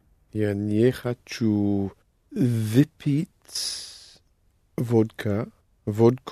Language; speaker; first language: Russian; non-native, learner; English